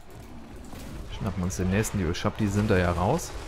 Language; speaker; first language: German; native; German